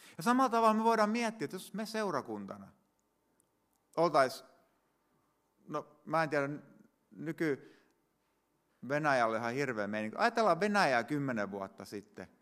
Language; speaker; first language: Finnish; native; Finnish